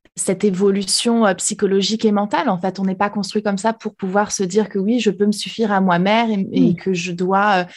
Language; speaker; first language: French; native; French